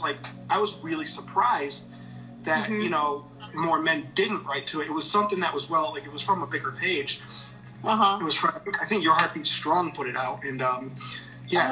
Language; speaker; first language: English; native; English